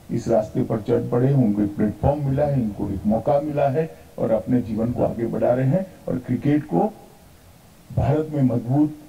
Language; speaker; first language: Hindi; non-native, local second language; Gujarati